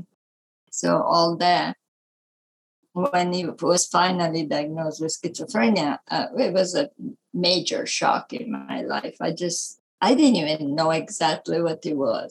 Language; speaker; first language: English; non-native, fluent; Italian